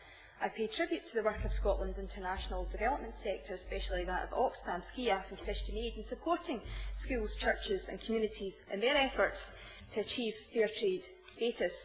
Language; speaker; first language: English; native; English